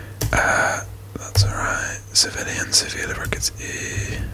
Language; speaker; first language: English; native; English